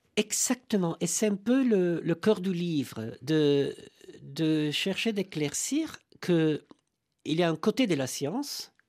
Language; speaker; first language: French; non-native, fluent; Italian